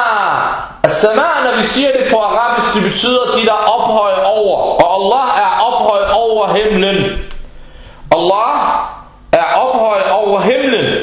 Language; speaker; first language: Danish; non-native, fluent; Arabic